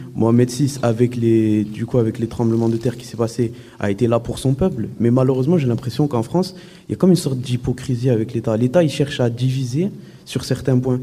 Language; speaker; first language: French; early bilingual, other home language; Arabic